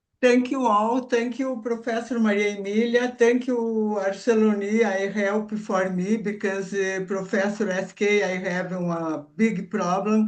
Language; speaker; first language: English; non-native, learner; Portuguese